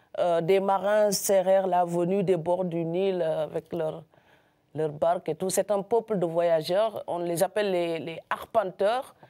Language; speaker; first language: French; non-native, local second language; Serer